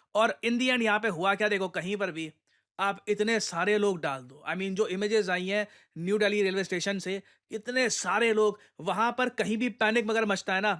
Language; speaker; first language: Hindi; native; Hindi